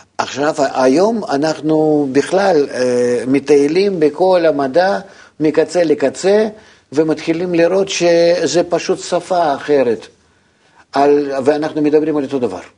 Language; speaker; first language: Hebrew; non-native, fluent; Russian